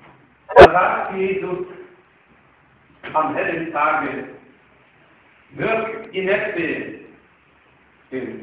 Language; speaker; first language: German; non-native, fluent; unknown